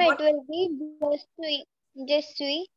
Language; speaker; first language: French; non-native, learner; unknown